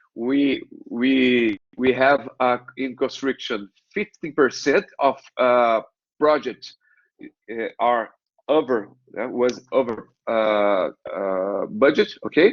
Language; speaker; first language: English; non-native, learner; Portuguese